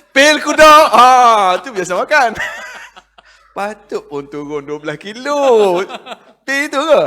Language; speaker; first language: Malay; native; Malay